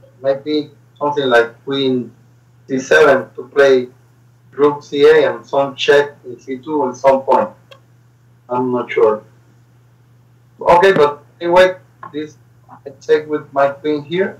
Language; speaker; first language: English; non-native, learner; Spanish